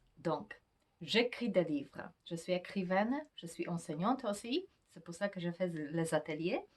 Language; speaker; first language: French; non-native, fluent; Polish